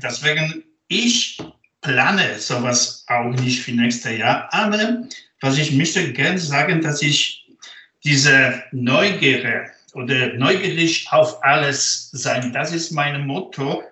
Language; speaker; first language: German; non-native, fluent; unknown